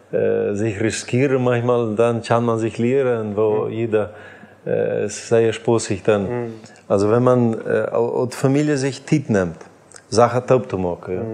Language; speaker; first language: German; non-native, learner; Plautdietsch